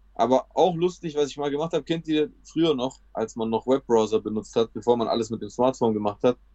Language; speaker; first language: German; early bilingual, other home language; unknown